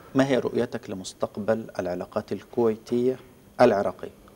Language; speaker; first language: Arabic; native; Arabic